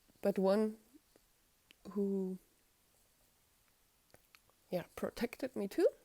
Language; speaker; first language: English; non-native, fluent; German